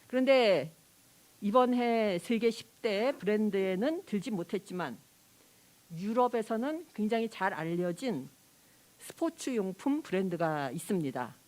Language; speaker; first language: Korean; native; Korean